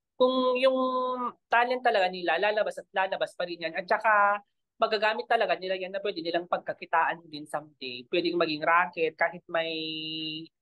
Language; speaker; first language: Filipino; non-native, local second language; Iloko